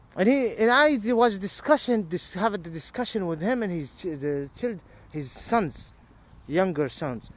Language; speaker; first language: English; non-native, fluent; Arabic